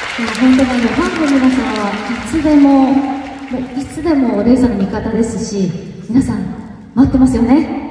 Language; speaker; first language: Japanese; native; Japanese